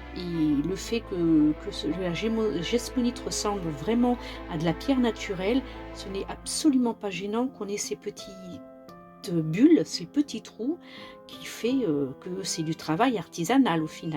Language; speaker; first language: French; native; French